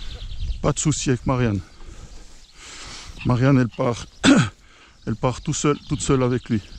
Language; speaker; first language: French; native; French